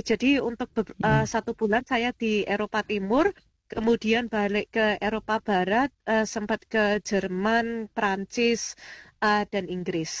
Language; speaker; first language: Indonesian; early bilingual, heritage; Indonesian